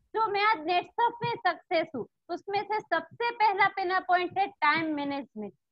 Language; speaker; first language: Hindi; non-native, local second language; Gujarati